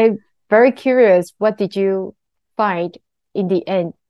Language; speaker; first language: English; non-native, learner; Chinese